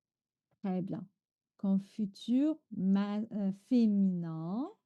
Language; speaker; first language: French; non-native, fluent; Chinese